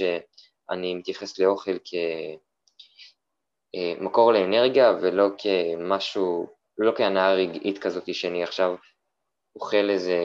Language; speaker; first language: Hebrew; native; Hebrew